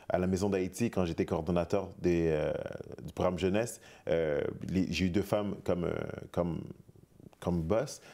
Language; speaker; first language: French; native; French